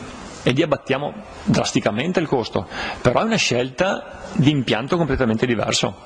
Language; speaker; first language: Italian; native; Italian